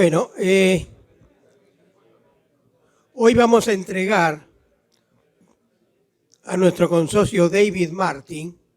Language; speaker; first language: Spanish; native; Spanish